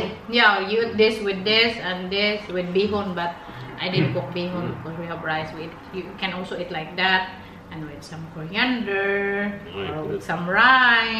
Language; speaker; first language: English; non-native, local second language; Filipino